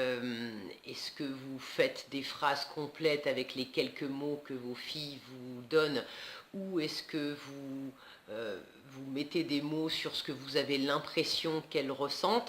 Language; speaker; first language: French; native; French